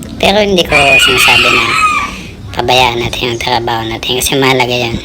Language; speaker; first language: Filipino; native; Filipino